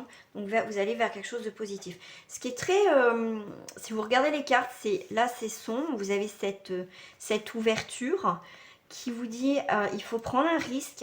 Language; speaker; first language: French; native; French